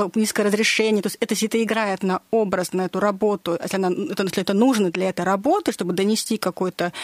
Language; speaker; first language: Russian; native; Russian